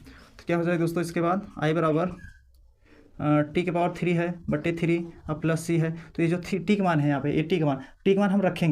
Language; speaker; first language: Hindi; native; Hindi